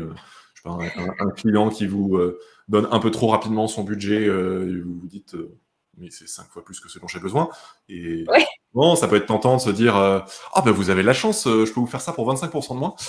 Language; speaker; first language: French; native; French